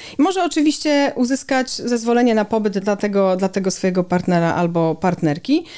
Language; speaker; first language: Polish; native; Polish